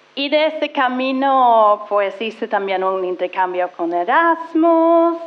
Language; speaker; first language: Spanish; non-native, fluent; Swedish